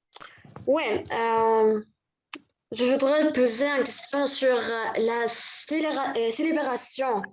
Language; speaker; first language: French; non-native, learner; Arabic